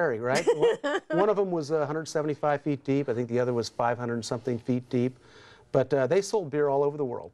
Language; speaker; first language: English; native; English